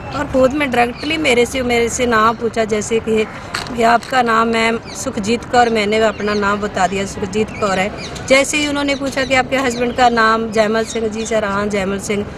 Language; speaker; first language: Hindi; non-native, local second language; Punjabi